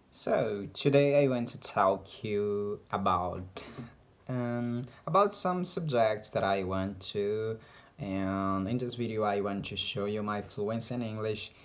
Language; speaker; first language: English; non-native, learner; Portuguese